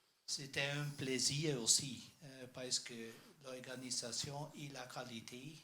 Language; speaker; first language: French; non-native, learner; Dutch